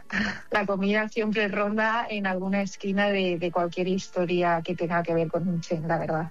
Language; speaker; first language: Spanish; native; Spanish